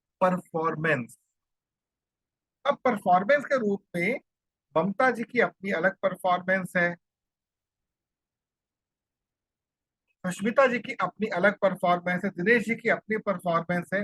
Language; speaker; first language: Hindi; native; Hindi